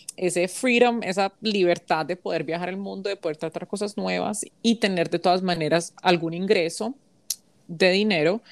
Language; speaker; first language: Spanish; early bilingual, heritage; Spanish